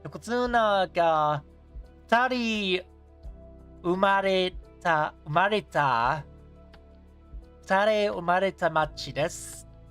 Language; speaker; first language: Japanese; non-native, learner; English